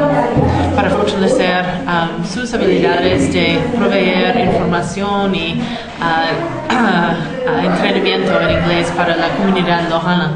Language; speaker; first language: Spanish; non-native, fluent; English